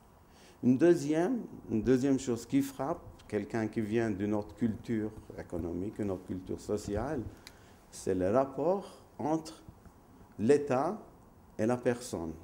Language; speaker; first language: French; non-native, fluent; Maltese